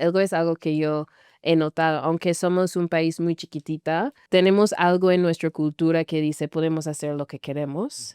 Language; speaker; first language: Spanish; non-native, fluent; English